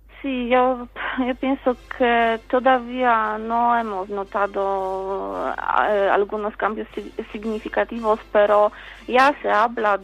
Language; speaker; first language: Spanish; non-native, fluent; Polish